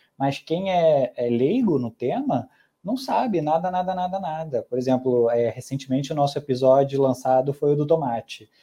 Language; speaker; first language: Portuguese; early bilingual, other home language; Spanish